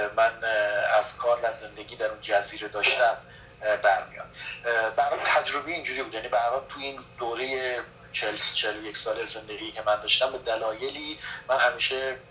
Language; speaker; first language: Persian; non-native, local second language; Kurdish